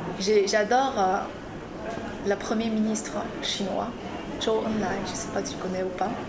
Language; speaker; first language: French; non-native, fluent; Chinese